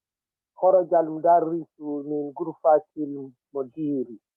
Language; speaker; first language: Arabic; non-native, learner; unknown